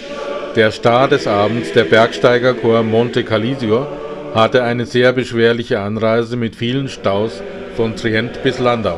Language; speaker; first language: German; native; German